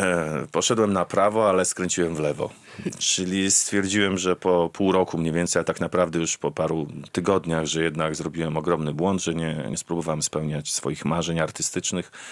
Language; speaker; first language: Polish; native; Polish